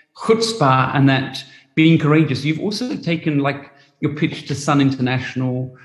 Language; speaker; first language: English; native; English